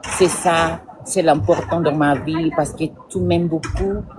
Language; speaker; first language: French; non-native, learner; Indonesian